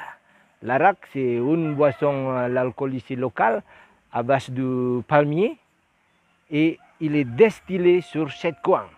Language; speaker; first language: French; non-native, learner; Indonesian